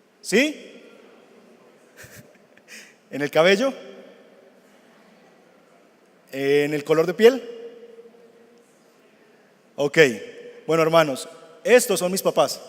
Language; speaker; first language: Spanish; native; Spanish